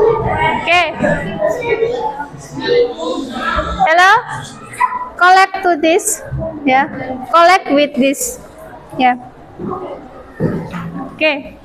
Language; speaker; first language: English; non-native, learner; Indonesian